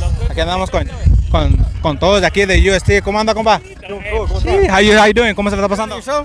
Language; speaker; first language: Spanish; early bilingual, heritage; Spanish